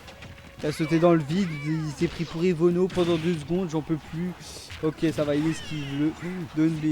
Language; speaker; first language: French; native; French